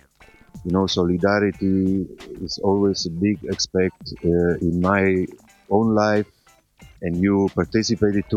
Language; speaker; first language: English; non-native, fluent; German